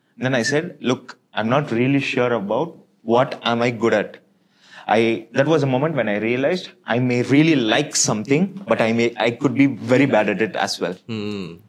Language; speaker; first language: English; non-native, local second language; Tamil